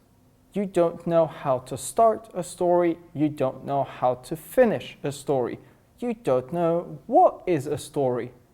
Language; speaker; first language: English; non-native, fluent; Russian